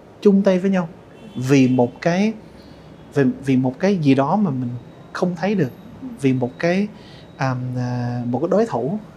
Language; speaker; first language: Vietnamese; early bilingual, heritage; Vietnamese